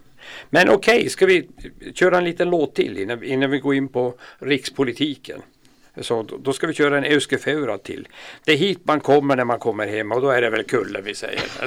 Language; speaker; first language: Swedish; native; Swedish